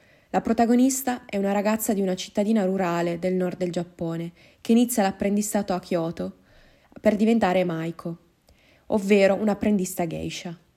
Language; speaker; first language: Italian; non-native, fluent; Japanese